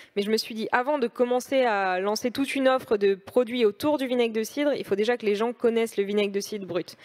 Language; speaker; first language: French; native; French